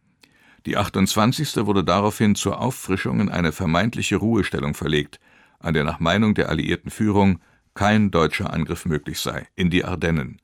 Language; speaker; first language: German; native; German